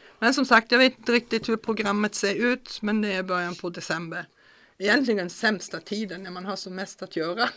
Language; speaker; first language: Swedish; non-native, fluent; German